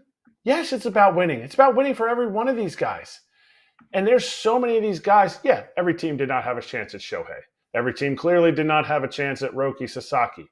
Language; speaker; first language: English; native; English